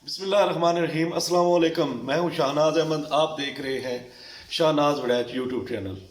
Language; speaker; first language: Urdu; non-native, local second language; Punjabi